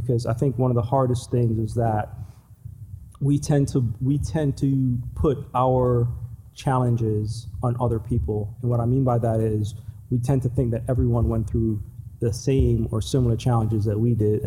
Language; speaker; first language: English; native; English